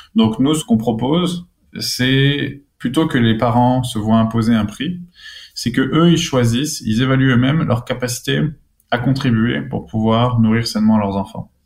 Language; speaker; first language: French; native; French